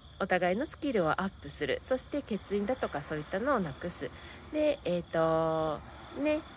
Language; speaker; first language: Japanese; native; Japanese